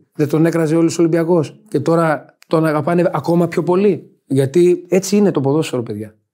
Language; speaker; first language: Greek; native; Greek